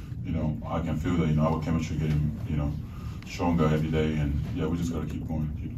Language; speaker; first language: English; non-native, fluent; Japanese